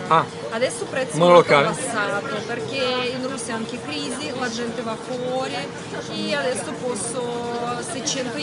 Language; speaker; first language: Italian; non-native, learner; Russian